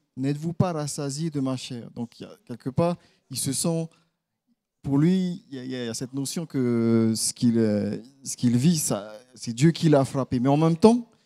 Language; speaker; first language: French; native; French